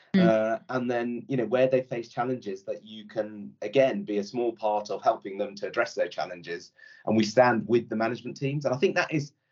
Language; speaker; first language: English; native; English